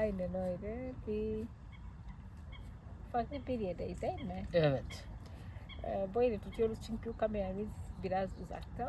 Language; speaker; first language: Turkish; non-native, fluent; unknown